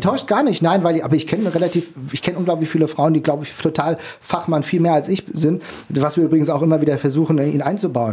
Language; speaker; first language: German; native; German